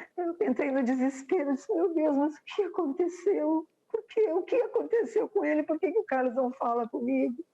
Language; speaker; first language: Portuguese; native; Portuguese